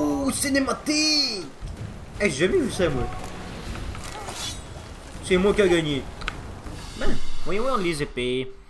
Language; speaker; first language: French; native; French